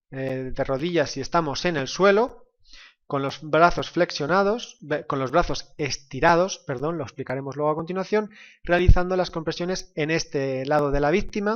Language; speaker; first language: Spanish; native; Spanish